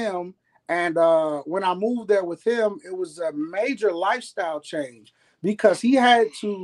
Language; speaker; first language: English; native; English